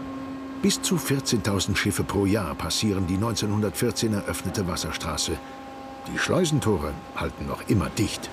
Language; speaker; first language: German; native; German